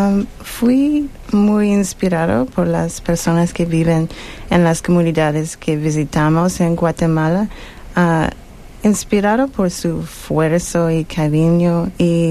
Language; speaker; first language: Spanish; non-native, learner; English